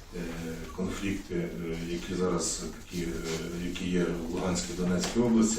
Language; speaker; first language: Ukrainian; native; Ukrainian